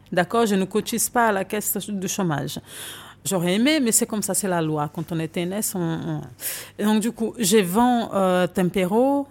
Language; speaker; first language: French; non-native, fluent; Portuguese